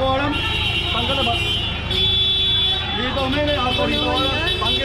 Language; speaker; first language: Filipino; non-native, learner; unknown